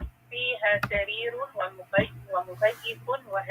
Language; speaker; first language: Arabic; non-native, learner; English